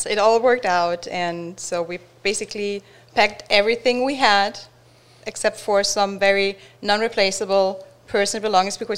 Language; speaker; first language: English; non-native, fluent; German